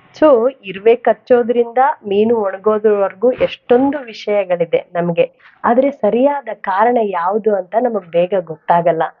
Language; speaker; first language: Kannada; non-native, local second language; Telugu